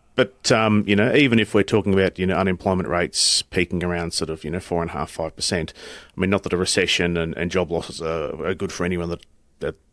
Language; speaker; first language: English; native; English